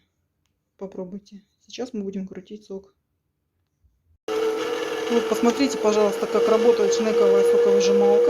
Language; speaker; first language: Russian; native; Russian